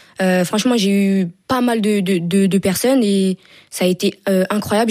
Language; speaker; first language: French; early bilingual, other home language; Wolof